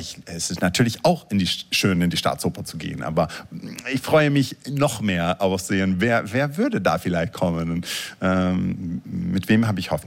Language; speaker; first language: German; non-native, fluent; English